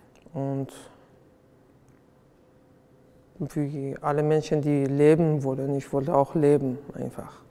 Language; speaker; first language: German; non-native, fluent; Persian